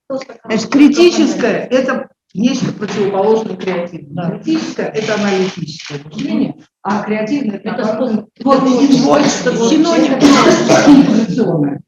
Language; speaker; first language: Russian; native; Russian